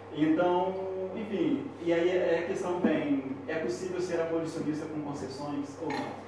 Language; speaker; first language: Portuguese; native; Portuguese